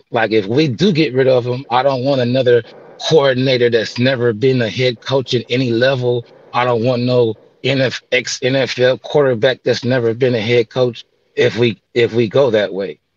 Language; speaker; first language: English; native; English